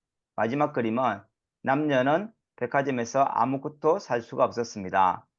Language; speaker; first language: Korean; native; Korean